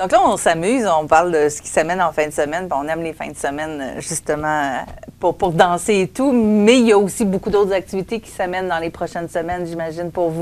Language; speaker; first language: French; native; French